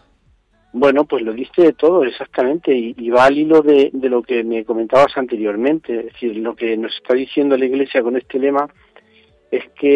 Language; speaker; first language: Spanish; native; Spanish